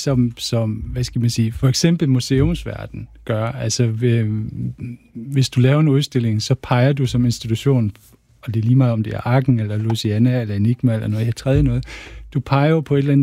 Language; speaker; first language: Danish; non-native, fluent; German